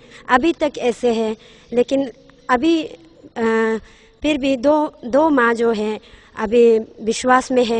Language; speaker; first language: Hindi; non-native, local second language; Nyishi